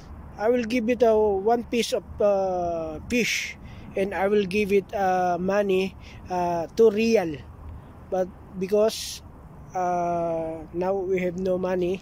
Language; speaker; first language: English; non-native, local second language; Filipino